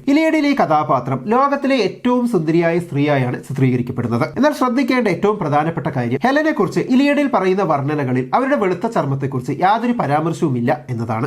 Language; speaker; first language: Malayalam; native; Malayalam